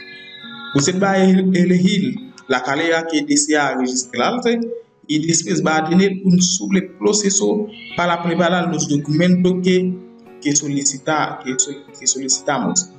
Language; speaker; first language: Spanish; non-native, learner; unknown